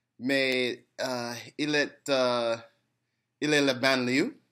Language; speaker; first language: French; non-native, learner; English